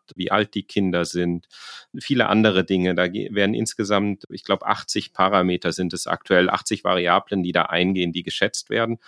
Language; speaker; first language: German; native; German